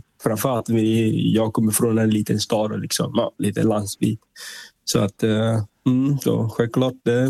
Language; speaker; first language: Swedish; non-native, fluent; Vietnamese